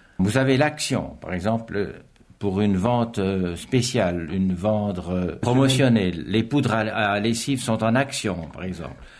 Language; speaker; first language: French; native; French